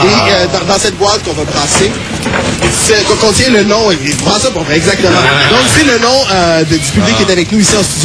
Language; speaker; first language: French; native; French